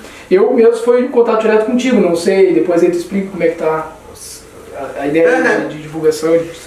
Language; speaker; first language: Portuguese; native; Portuguese